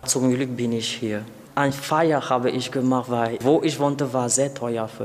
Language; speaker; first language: German; non-native, learner; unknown